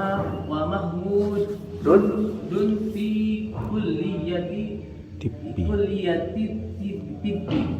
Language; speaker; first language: Arabic; non-native, learner; Indonesian